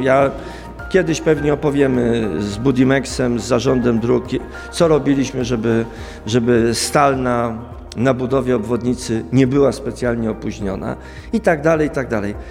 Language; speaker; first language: Polish; native; Polish